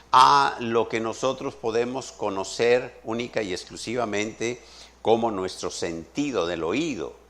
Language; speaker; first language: Spanish; native; Spanish